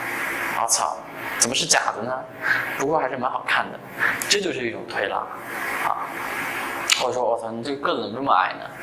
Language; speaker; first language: Chinese; native; Chinese